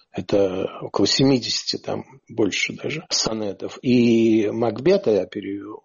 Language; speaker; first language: Russian; native; Russian